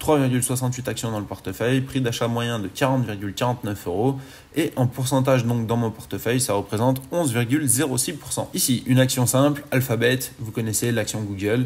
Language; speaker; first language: French; native; French